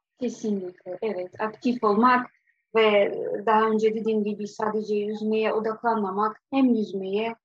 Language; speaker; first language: Turkish; non-native, fluent; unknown